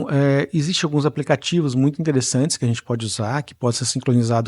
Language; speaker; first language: Portuguese; native; Portuguese